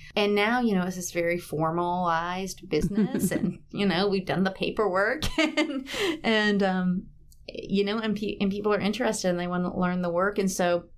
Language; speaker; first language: English; native; English